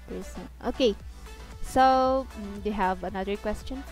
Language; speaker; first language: English; non-native, fluent; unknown